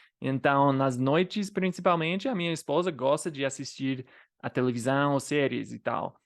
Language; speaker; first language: Portuguese; non-native, fluent; English